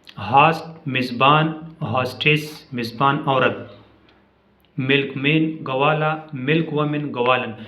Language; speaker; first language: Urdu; non-native, local second language; Pashto